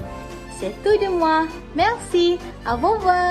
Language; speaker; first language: French; non-native, learner; Malay